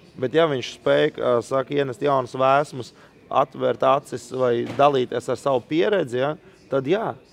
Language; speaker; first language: Latvian; native; Latvian